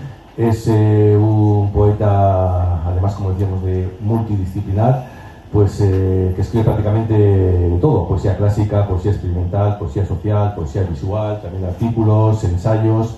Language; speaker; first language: Spanish; native; Spanish